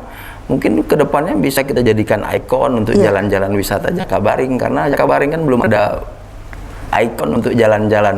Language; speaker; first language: Indonesian; native; Indonesian